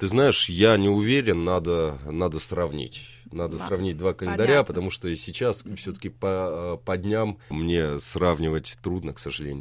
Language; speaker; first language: Russian; native; Russian